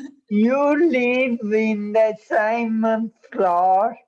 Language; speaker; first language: English; non-native, learner; Italian